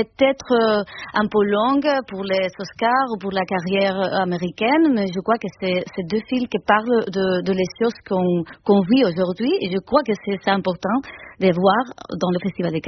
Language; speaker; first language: French; non-native, fluent; Spanish